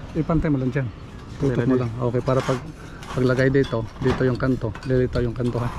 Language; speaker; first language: Filipino; non-native, local second language; Waray